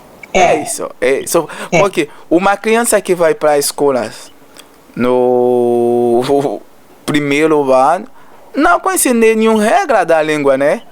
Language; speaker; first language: Portuguese; non-native, learner; Haitian Creole